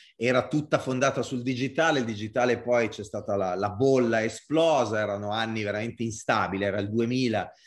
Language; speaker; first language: Italian; native; Italian